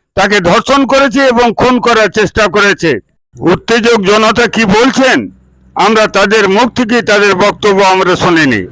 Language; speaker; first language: Bangla; non-native, local second language; Santali